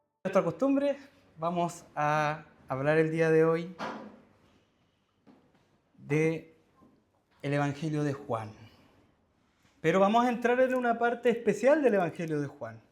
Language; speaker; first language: Spanish; native; Spanish